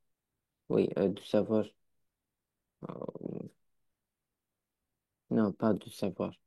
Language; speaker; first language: French; non-native, learner; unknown